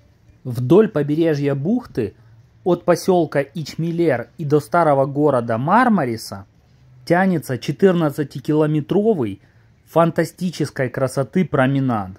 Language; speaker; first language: Russian; native; Russian